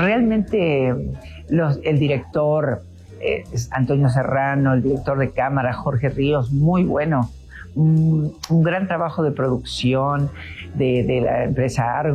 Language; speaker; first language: Spanish; native; Spanish